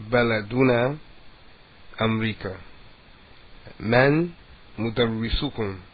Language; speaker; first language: Arabic; non-native, fluent; English